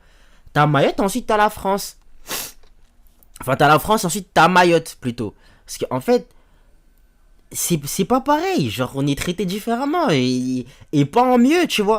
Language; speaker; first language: French; native; French